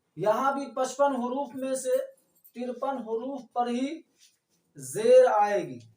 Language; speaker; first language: Urdu; native; Urdu